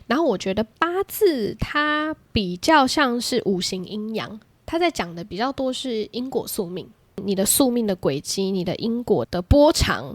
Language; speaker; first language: Chinese; native; Chinese